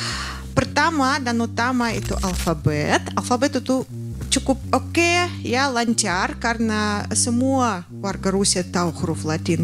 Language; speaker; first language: Indonesian; non-native, fluent; Russian